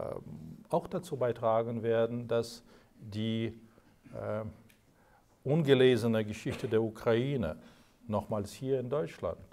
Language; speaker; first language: German; non-native, fluent; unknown